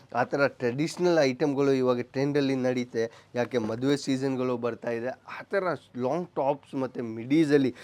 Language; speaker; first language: Kannada; non-native, local second language; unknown